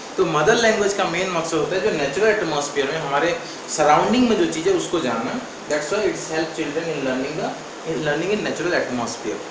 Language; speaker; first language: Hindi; non-native, local second language; Odia